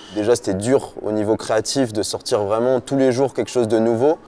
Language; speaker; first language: French; native; French